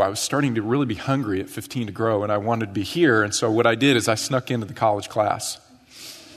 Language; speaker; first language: English; native; English